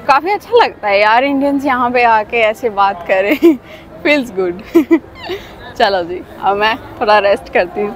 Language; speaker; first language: Hindi; native; Hindi